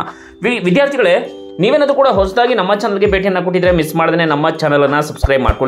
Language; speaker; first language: Kannada; native; Kannada